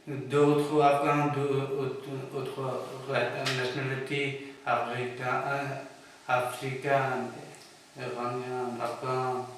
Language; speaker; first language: French; non-native, learner; Persian